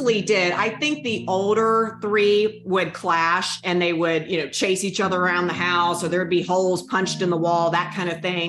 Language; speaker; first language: English; native; English